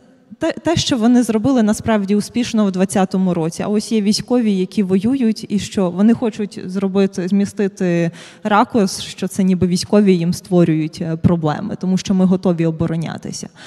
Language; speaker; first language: Ukrainian; native; Ukrainian